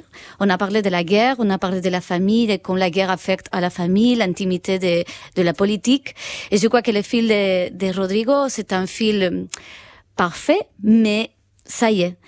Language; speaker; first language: French; non-native, fluent; Spanish